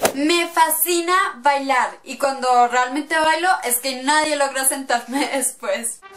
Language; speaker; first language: Spanish; native; Spanish